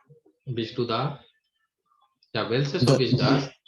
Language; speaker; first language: German; non-native, fluent; Hindi